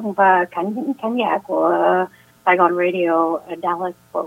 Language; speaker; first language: Vietnamese; early bilingual, heritage; English